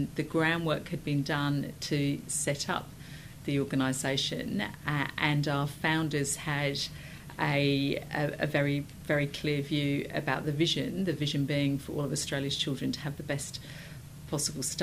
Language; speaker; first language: English; native; English